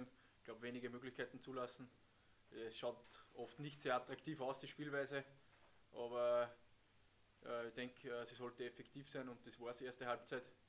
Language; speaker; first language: German; native; German